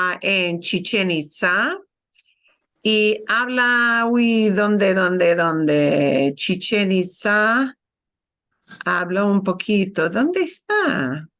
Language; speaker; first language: Spanish; non-native, fluent; English